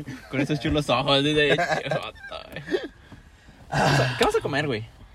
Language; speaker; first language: Spanish; early bilingual, heritage; Spanish